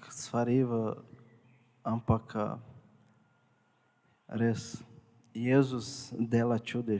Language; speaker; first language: Slovenian; non-native, fluent; Portuguese